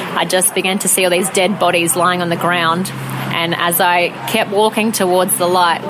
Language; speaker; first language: English; native; English